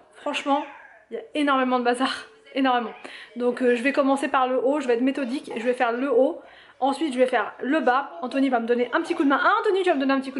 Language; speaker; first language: French; native; French